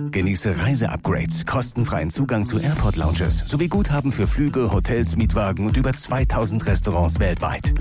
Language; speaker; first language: German; native; German